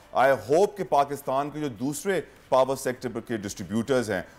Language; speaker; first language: Urdu; native; Urdu